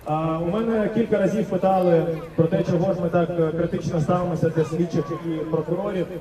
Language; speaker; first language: Ukrainian; native; Ukrainian